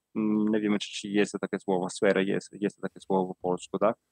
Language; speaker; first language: Polish; non-native, learner; Italian